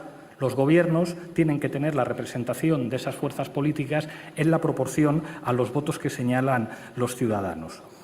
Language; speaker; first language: Spanish; native; Spanish